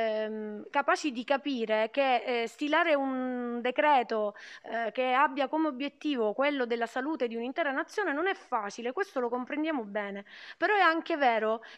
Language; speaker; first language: Italian; native; Italian